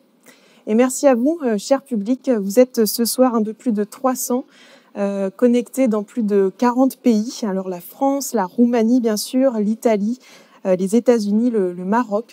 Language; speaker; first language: French; native; French